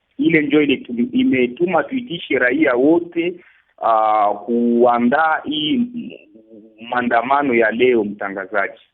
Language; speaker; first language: Swahili; native; Swahili